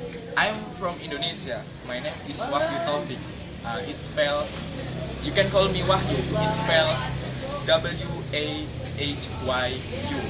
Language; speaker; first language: English; non-native, fluent; Indonesian